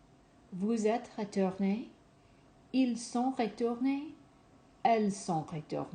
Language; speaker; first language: French; non-native, fluent; English